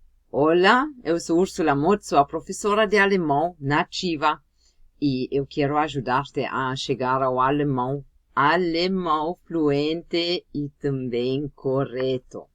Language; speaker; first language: Portuguese; non-native, fluent; German